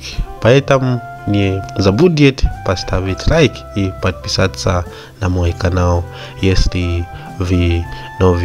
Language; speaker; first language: Russian; non-native, learner; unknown